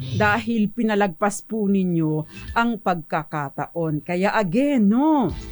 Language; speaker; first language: Filipino; native; Filipino